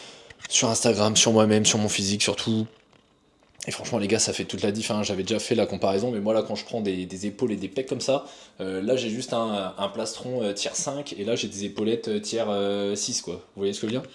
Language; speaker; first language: French; native; French